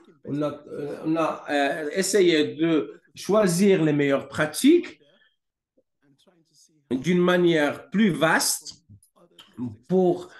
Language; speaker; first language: French; non-native, fluent; English